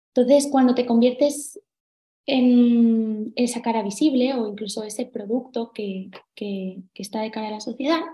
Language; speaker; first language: Spanish; native; Spanish